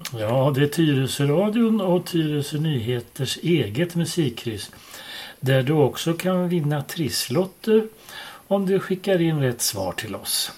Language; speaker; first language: Swedish; native; Swedish